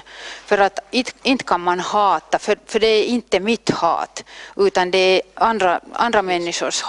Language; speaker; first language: Swedish; non-native, local second language; Finnish